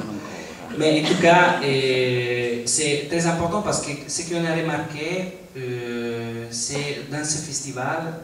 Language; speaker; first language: French; non-native, fluent; Italian